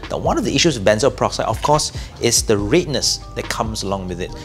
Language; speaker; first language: English; non-native, local second language; Malay